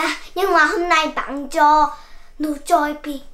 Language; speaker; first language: Vietnamese; early bilingual, heritage; Korean